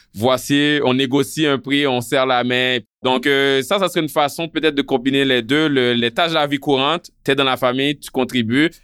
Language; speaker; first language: French; non-native, local second language; Haitian Creole